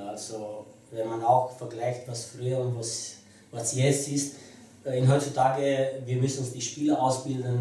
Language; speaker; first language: German; non-native, fluent; Romanian